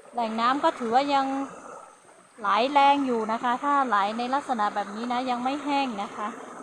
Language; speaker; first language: Thai; non-native, local second language; Hmong